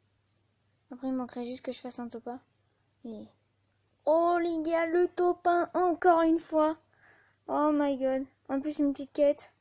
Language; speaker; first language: French; native; French